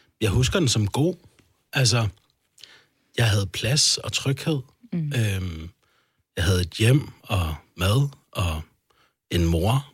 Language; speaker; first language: Danish; early bilingual, other home language; Arabic